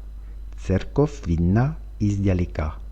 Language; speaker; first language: Russian; non-native, fluent; French